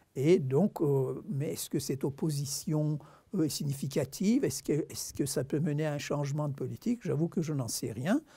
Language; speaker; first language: French; non-native, fluent; Turkish